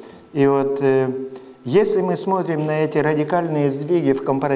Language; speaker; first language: Russian; non-native, fluent; Lithuanian